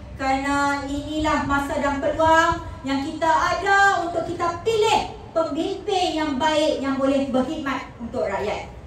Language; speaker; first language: Malay; native; Malay